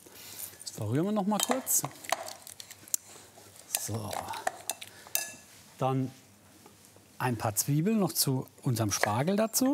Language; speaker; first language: German; native; German